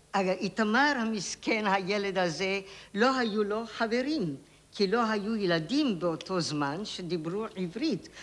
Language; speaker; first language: Hebrew; native; Hebrew